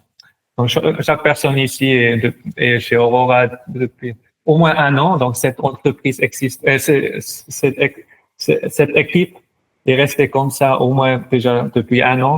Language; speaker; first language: French; non-native, local second language; German